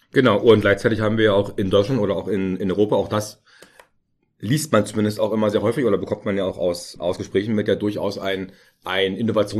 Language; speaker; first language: German; native; German